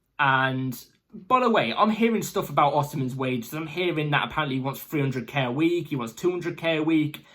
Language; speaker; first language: English; native; English